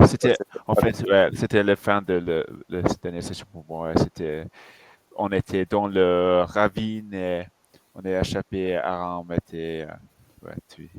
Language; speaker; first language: French; non-native, fluent; English